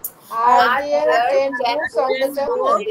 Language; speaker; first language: English; non-native, learner; Bangla